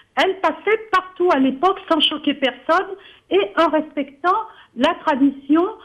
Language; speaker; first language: French; native; French